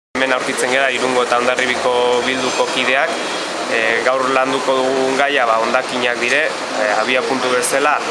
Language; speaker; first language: Basque; native; Basque